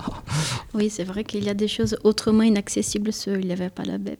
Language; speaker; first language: French; native; French